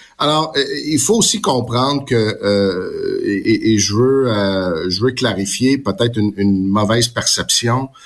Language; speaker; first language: French; non-native, local second language; English